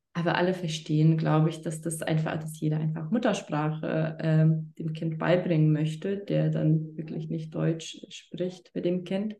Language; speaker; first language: German; non-native, fluent; Lithuanian